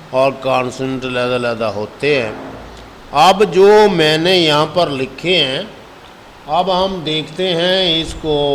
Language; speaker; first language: Urdu; non-native, local second language; Punjabi